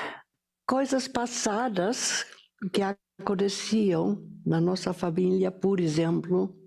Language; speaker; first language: Portuguese; non-native, fluent; German